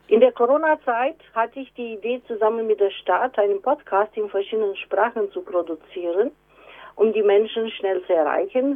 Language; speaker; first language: German; non-native, fluent; Romanian